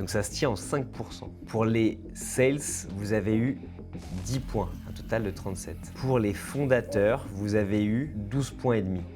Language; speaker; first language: French; native; French